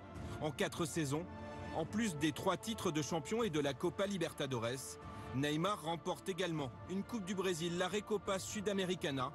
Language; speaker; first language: French; native; French